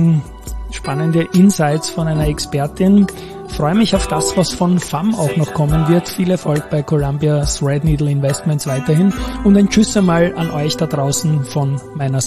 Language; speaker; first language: German; native; German